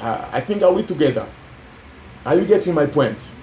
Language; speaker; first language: English; non-native, local second language; Swahili